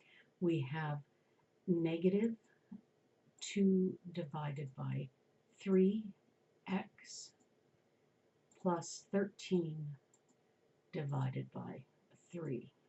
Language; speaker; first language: English; native; English